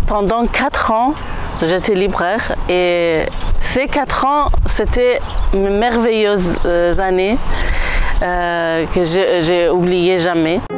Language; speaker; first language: French; non-native, learner; Kurdish